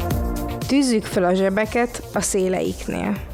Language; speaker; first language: Hungarian; native; Hungarian